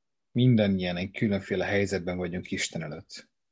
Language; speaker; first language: Hungarian; native; Hungarian